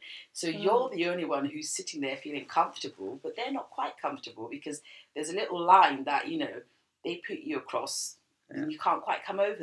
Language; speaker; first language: English; native; English